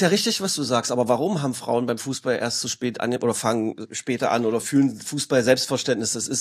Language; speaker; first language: German; native; German